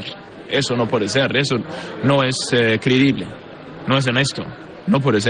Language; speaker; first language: Spanish; non-native, fluent; Portuguese